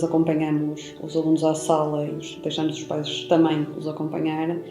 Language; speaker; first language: Portuguese; native; Portuguese